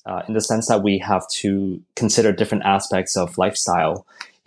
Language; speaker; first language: English; non-native, local second language; Cantonese